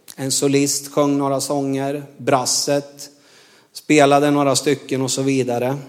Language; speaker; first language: Swedish; native; Swedish